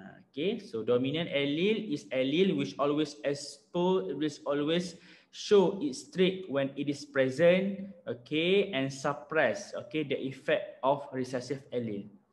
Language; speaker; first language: English; non-native, local second language; Malay